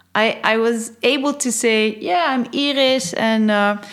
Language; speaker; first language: English; non-native, fluent; Dutch